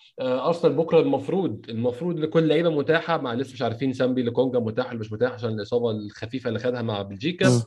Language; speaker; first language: Arabic; native; Arabic